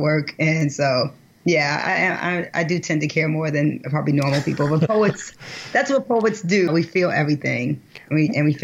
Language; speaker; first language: English; native; English